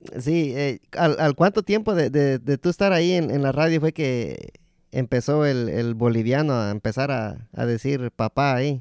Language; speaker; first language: Spanish; native; Spanish